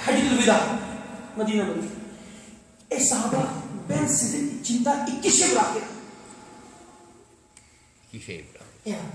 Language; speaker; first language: Turkish; non-native, learner; Urdu